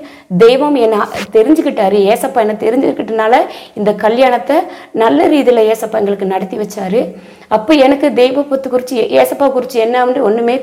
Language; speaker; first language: Tamil; native; Tamil